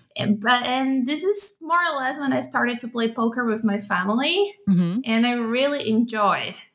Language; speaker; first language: English; non-native, fluent; Portuguese